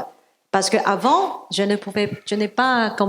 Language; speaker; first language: French; non-native, learner; Cantonese